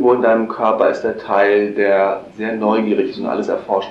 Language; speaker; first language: German; native; German